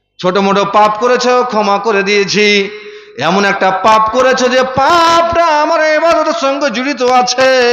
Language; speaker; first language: Bangla; non-native, fluent; Urdu